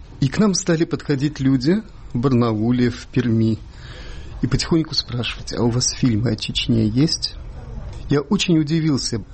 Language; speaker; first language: Russian; native; Russian